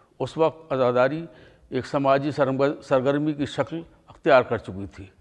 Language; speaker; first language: Urdu; native; Urdu